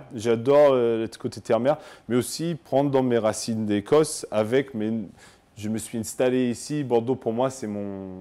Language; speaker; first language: French; non-native, fluent; English